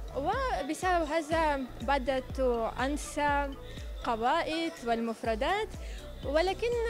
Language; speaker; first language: Arabic; non-native, fluent; Ukrainian